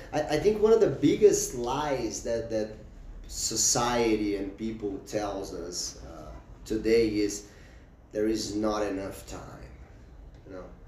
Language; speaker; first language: English; non-native, fluent; Portuguese